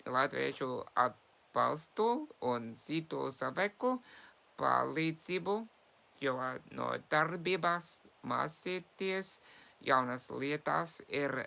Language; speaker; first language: Latvian; early bilingual, heritage; English